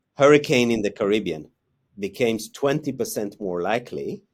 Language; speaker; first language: English; non-native, fluent; Hebrew